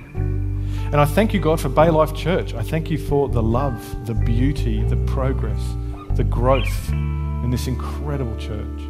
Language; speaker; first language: English; native; English